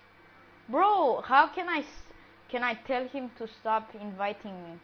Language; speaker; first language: English; non-native, learner; Greek